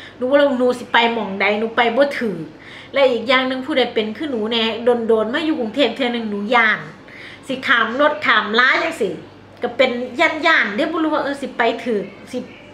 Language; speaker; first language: Thai; native; Thai